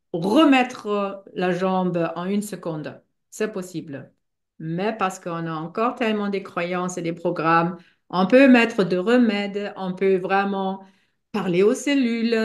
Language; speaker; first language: French; non-native, fluent; German